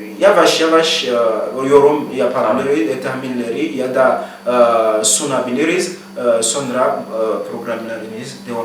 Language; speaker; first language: Turkish; non-native, learner; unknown